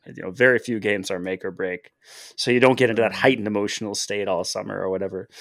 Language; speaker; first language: English; native; English